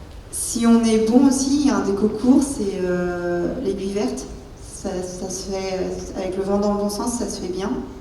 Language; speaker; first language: French; native; French